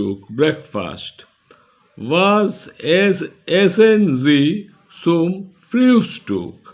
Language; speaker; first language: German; non-native, learner; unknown